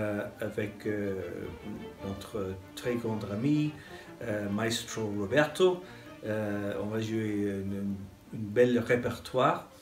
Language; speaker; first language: French; non-native, fluent; English